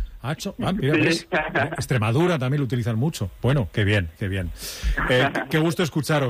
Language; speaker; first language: Spanish; native; Spanish